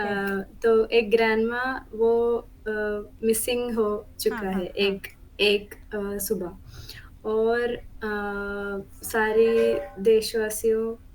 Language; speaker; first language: Hindi; non-native, local second language; Malayalam